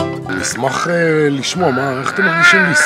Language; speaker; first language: Hebrew; early bilingual, other home language; Russian